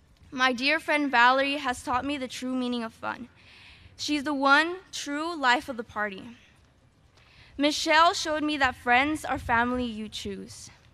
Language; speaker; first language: English; early bilingual, other home language; Spanish